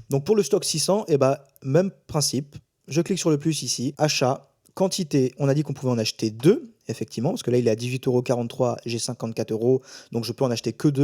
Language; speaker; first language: French; native; French